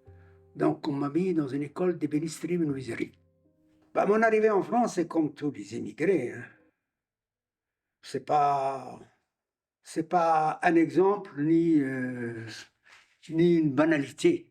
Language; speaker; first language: French; non-native, local second language; Arabic